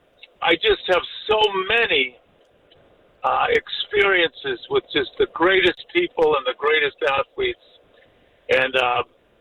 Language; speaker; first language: English; native; English